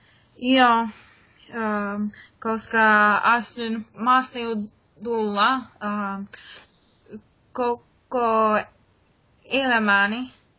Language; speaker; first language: Finnish; non-native, learner; English